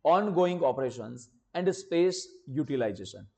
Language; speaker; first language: English; non-native, local second language; Gujarati